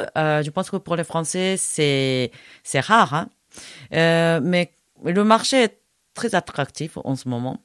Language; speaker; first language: French; non-native, fluent; Japanese